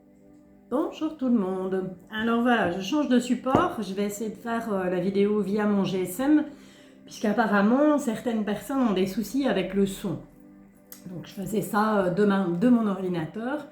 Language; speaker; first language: French; native; French